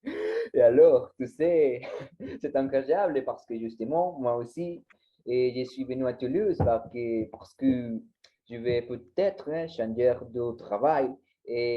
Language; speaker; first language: French; non-native, learner; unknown